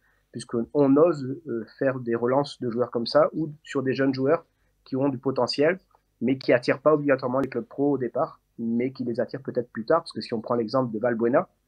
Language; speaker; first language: French; native; French